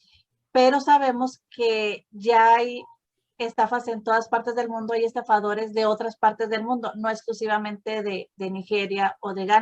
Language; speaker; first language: Spanish; native; Spanish